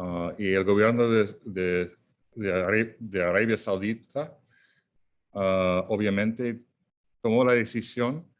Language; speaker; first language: Spanish; non-native, fluent; English